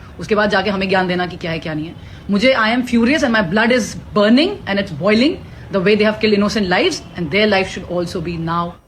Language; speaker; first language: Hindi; native; Hindi